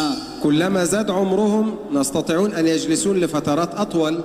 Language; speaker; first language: Arabic; native; Arabic